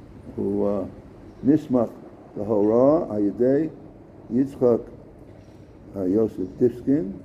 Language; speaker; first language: Hebrew; non-native, fluent; English